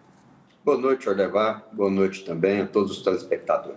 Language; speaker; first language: Portuguese; native; Portuguese